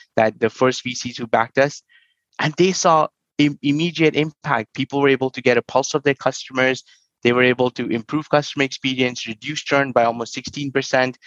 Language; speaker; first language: English; non-native, local second language; Hindi